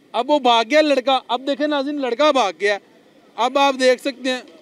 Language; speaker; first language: Urdu; native; Urdu